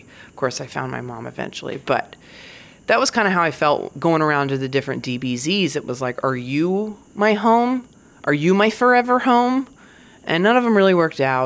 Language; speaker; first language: English; native; English